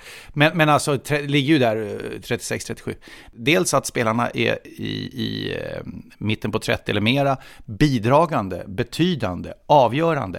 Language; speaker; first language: Swedish; native; Swedish